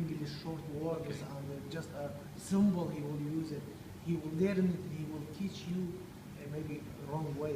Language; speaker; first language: English; non-native, learner; Kurdish